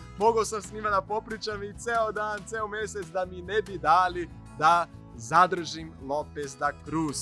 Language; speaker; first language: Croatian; non-native, fluent; Portuguese